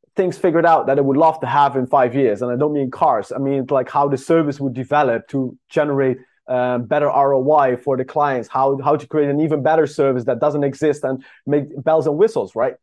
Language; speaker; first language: English; non-native, fluent; Dutch